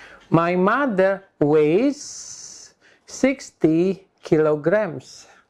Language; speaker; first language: English; non-native, fluent; Indonesian